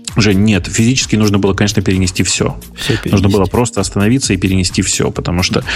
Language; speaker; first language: Russian; native; Russian